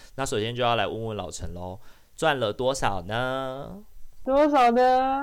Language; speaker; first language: Chinese; non-native, local second language; Min Nan Chinese